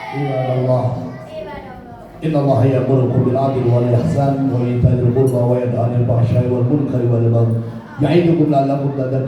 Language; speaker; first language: Indonesian; native; Indonesian